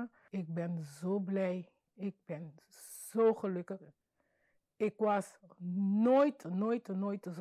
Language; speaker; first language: Dutch; non-native, local second language; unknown